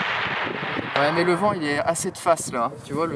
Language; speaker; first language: French; native; French